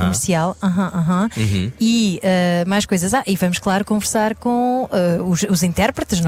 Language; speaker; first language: Portuguese; native; Portuguese